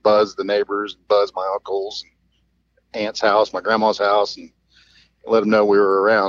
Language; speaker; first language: English; native; English